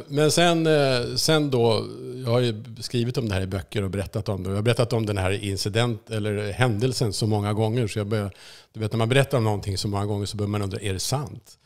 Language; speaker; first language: Swedish; native; Swedish